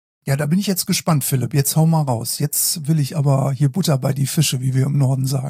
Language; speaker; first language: German; native; German